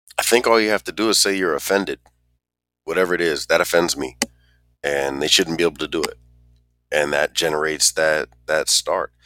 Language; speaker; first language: English; native; English